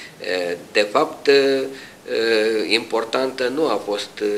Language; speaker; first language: Romanian; native; Romanian